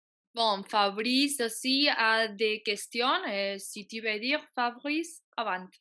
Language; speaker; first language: French; non-native, fluent; Catalan